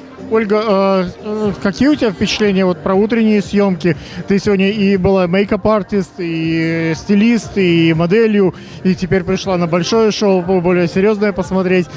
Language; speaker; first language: Russian; native; Russian